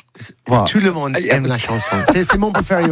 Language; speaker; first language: French; non-native, learner; English